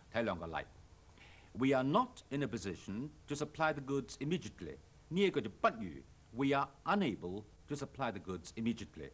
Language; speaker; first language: English; non-native, local second language; Cantonese